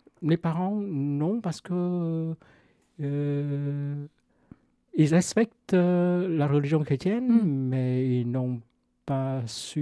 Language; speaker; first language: French; non-native, fluent; Vietnamese